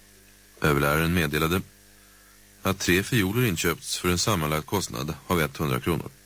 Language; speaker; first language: Swedish; native; Swedish